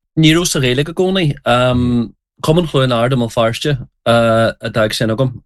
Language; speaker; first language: Irish; non-native, local second language; English